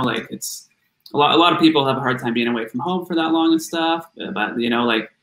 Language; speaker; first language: English; native; English